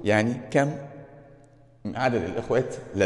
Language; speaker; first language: Arabic; native; Arabic